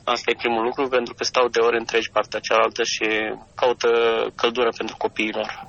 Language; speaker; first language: Romanian; native; Romanian